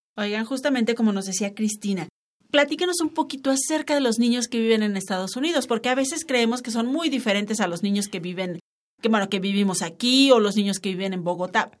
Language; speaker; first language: Spanish; native; Spanish